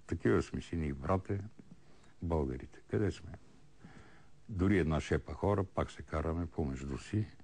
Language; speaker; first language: Bulgarian; native; Bulgarian